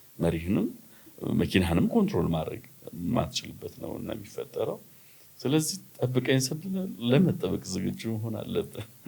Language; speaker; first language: Amharic; native; Amharic